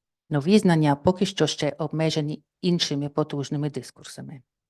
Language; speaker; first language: Ukrainian; non-native, fluent; English